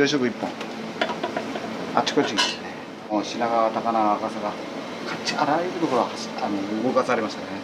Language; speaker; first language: Japanese; native; Japanese